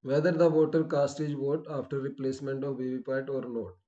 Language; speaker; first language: English; non-native, local second language; Punjabi